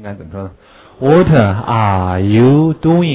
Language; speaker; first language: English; non-native, fluent; Chinese